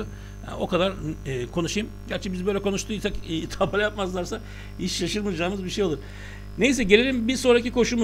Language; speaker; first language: Turkish; native; Turkish